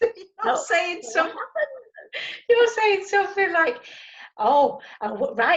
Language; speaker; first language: English; native; English